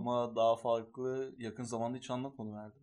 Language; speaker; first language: Turkish; native; Turkish